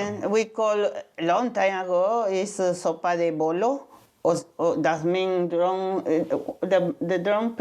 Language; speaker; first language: English; non-native, learner; Spanish